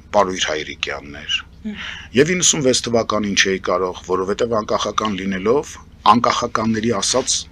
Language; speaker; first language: Armenian; native; Armenian